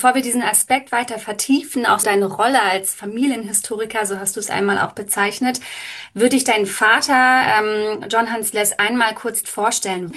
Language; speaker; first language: German; native; German